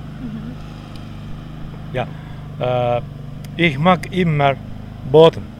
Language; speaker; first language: German; non-native, learner; Turkish